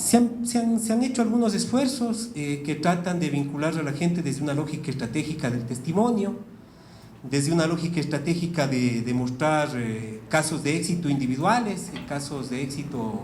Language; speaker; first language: Spanish; native; Spanish